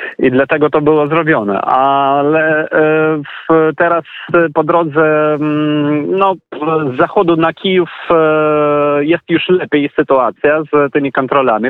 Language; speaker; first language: Polish; non-native, fluent; Ukrainian